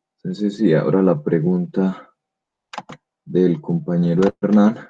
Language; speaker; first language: Spanish; native; Spanish